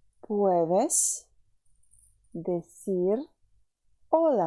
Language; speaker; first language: Spanish; non-native, fluent; Ukrainian